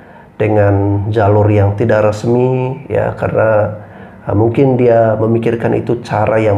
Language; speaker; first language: Indonesian; native; Indonesian